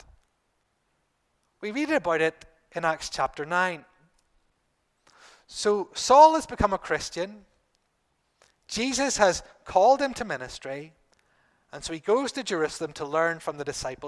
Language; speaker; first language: English; native; English